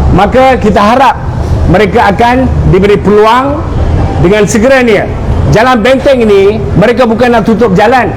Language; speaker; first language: Malay; native; Malay